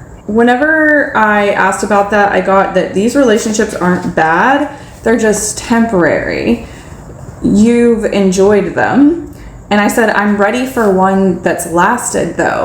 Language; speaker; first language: English; native; English